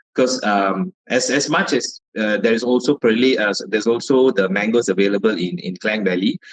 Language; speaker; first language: English; non-native, local second language; Malay